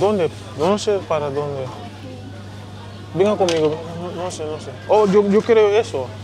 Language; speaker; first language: Spanish; non-native, learner; Papiamento